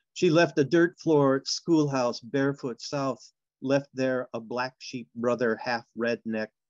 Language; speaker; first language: English; native; English